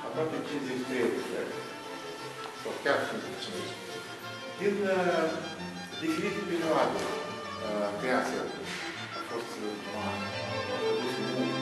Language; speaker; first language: Romanian; non-native, local second language; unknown